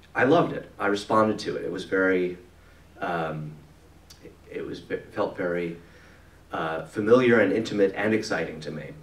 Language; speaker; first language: English; native; English